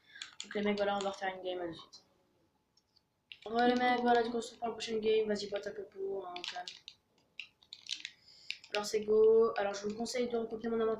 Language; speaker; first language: French; native; French